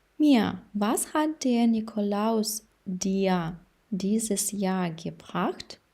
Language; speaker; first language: German; non-native, fluent; Ukrainian